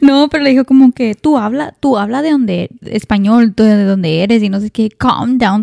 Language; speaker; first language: Spanish; early bilingual, heritage; Spanish